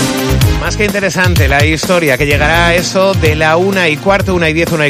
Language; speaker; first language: Spanish; native; Spanish